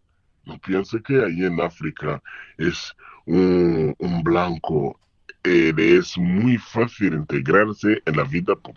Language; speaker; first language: Spanish; non-native, fluent; Kinyarwanda